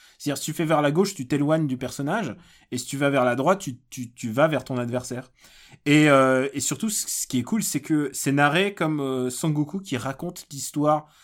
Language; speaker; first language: French; early bilingual, other home language; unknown